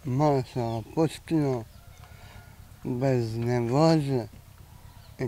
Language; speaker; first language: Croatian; non-native, learner; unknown